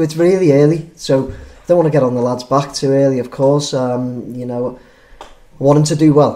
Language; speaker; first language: English; native; English